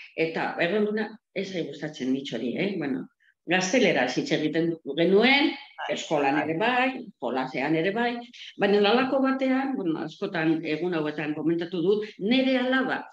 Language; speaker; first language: Basque; non-native, local second language; Spanish